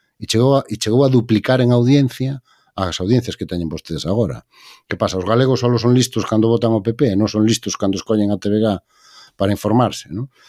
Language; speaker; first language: Galician; native; Galician